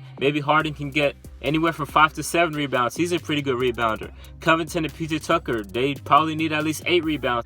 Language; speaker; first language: English; native; English